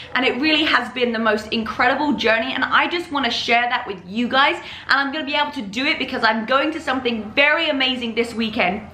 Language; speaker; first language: English; native; English